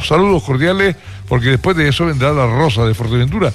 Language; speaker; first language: Spanish; native; Spanish